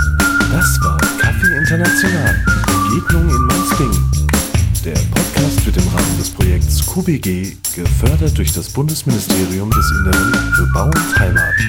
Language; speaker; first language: German; native; German